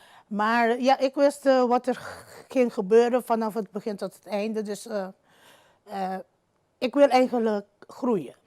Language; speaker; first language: Dutch; non-native, local second language; Papiamento